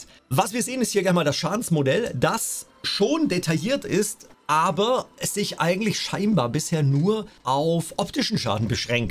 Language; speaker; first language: German; native; German